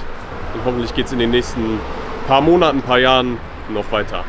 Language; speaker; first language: German; native; German